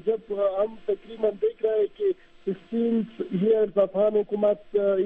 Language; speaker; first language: Hindi; non-native, fluent; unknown